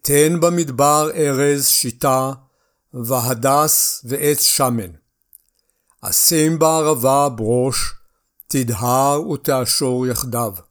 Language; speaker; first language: Hebrew; native; Hebrew